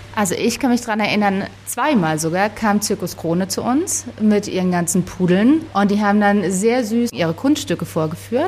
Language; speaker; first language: German; native; German